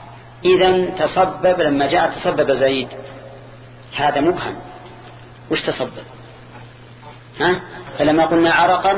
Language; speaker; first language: Arabic; native; Arabic